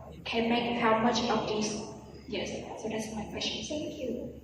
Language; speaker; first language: English; non-native, learner; Vietnamese